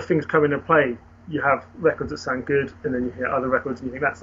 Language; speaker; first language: English; native; English